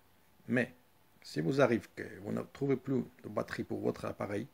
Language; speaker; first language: French; non-native, fluent; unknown